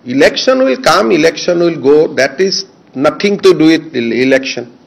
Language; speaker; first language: English; non-native, local second language; Assamese